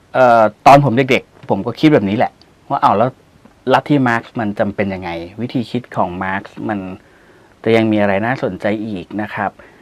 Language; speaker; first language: Thai; native; Thai